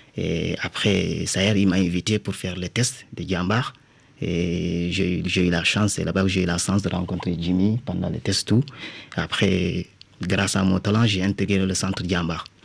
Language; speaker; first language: French; non-native, local second language; Wolof